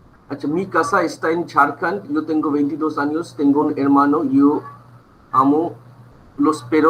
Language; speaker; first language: Spanish; non-native, fluent; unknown